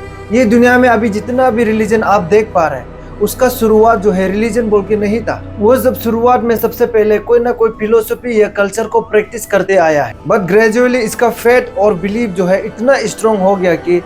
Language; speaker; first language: Hindi; non-native, local second language; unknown